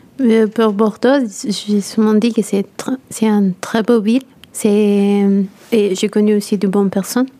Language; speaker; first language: French; non-native, learner; Italian